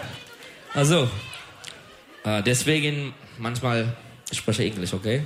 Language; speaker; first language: German; non-native, learner; Turkish